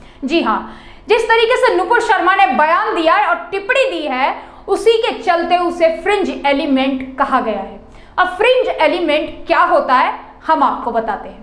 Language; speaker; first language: Hindi; native; Hindi